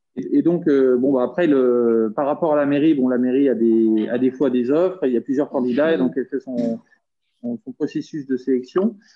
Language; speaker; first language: French; native; French